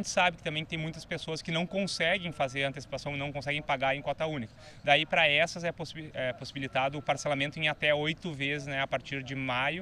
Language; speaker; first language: Portuguese; native; Portuguese